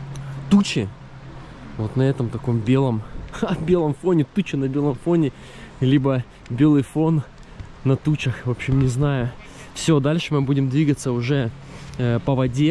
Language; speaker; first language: Russian; native; Russian